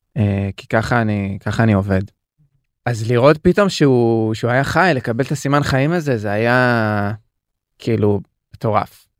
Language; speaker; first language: Hebrew; native; Hebrew